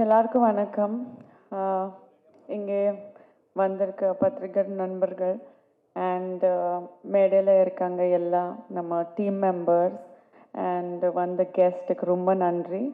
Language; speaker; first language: Tamil; non-native, fluent; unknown